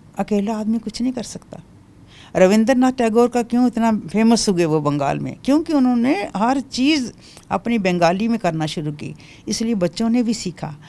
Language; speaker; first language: Hindi; non-native, local second language; Dogri